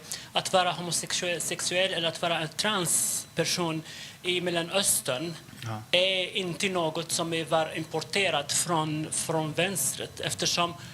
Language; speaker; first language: Swedish; non-native, fluent; Arabic